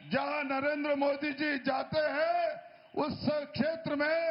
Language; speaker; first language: Hindi; non-native, local second language; Kannada